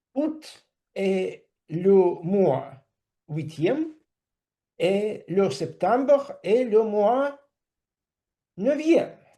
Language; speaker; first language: French; non-native, fluent; Russian